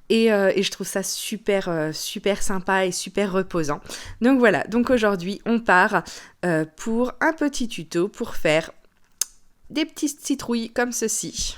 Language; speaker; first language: French; native; French